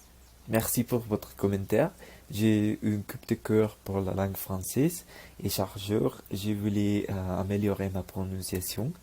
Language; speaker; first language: French; non-native, learner; Spanish